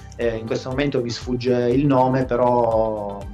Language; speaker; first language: Italian; native; Italian